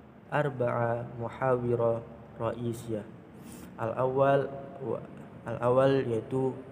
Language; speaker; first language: Arabic; non-native, learner; Indonesian